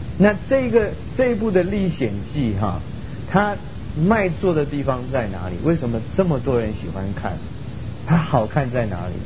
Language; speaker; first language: Chinese; early bilingual, other home language; Min Nan Chinese